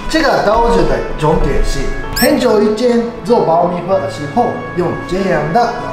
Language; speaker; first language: Chinese; non-native, learner; Japanese